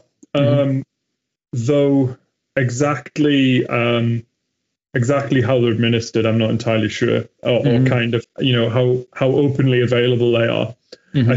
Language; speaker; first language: English; native; English